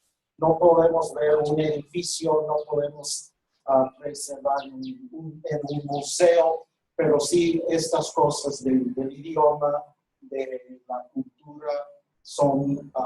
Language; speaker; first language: Spanish; non-native, fluent; English